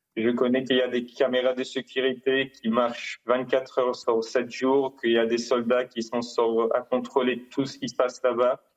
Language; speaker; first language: French; non-native, fluent; Hebrew